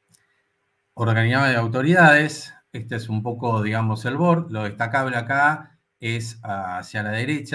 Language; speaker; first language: Spanish; native; Spanish